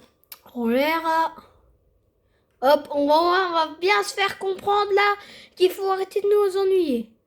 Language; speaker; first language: French; native; French